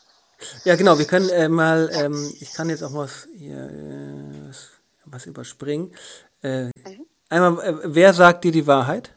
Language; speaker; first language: German; native; German